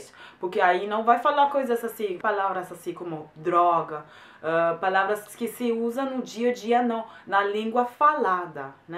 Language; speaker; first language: Portuguese; non-native, fluent; German